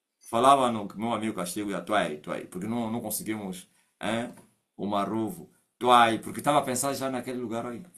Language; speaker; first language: Portuguese; non-native, local second language; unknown